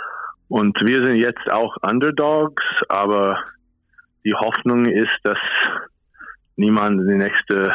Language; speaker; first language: German; non-native, fluent; English